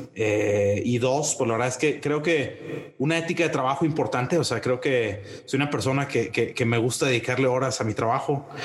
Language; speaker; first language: Spanish; native; Spanish